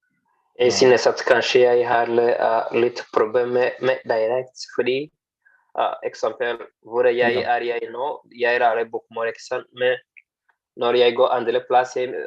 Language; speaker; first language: Norwegian; non-native, learner; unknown